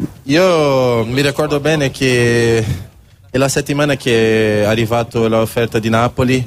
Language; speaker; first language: Italian; non-native, learner; Portuguese